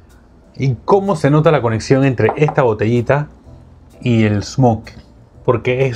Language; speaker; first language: Spanish; native; Spanish